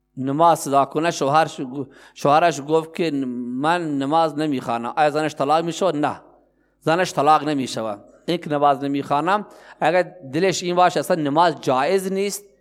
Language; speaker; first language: Persian; non-native, local second language; Baluchi